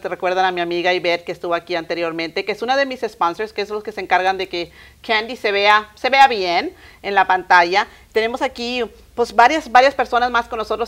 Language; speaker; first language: Spanish; early bilingual, heritage; Spanish